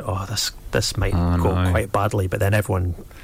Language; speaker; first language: English; native; English